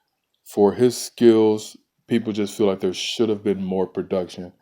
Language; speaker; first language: English; native; English